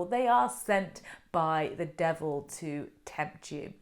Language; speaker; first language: English; native; English